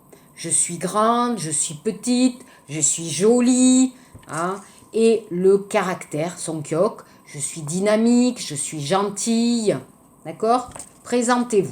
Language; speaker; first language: French; native; French